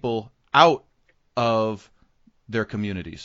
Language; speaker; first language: English; native; English